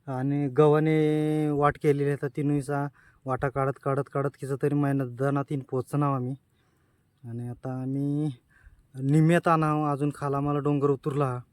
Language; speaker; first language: Marathi; non-native, local second language; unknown